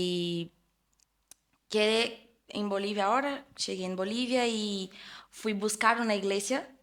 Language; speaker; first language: Spanish; non-native, fluent; Portuguese